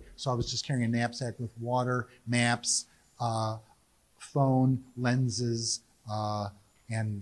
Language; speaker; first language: English; native; English